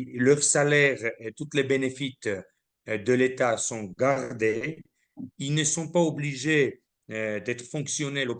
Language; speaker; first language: French; non-native, fluent; Georgian